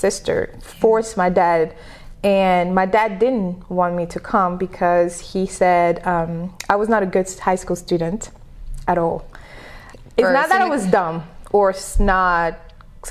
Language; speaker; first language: English; non-native, fluent; French